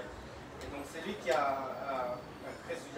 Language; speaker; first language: French; non-native, fluent; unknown